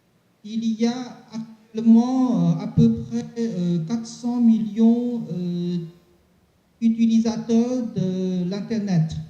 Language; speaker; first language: French; non-native, learner; Chinese